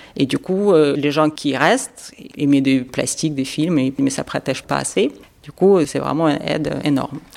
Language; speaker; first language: French; non-native, fluent; Ukrainian